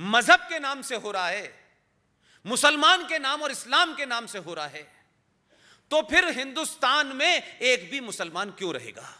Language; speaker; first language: Hindi; native; Hindi